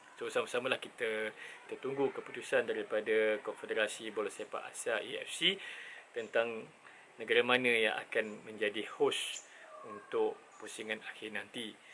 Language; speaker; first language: Malay; native; Malay